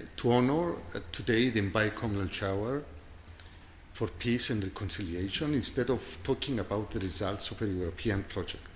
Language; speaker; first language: English; non-native, fluent; Greek